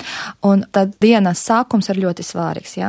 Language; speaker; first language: Latvian; non-native, local second language; Russian